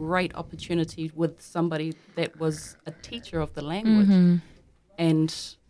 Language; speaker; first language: English; native; English